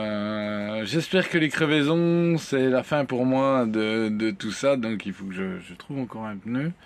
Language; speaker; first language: French; native; French